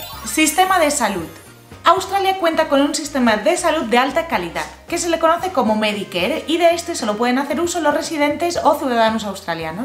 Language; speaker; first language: Spanish; native; Spanish